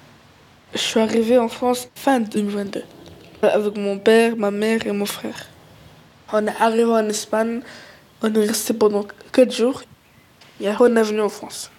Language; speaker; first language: French; early bilingual, other home language; Arabic